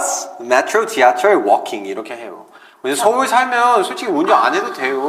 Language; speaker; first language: Korean; non-native, fluent; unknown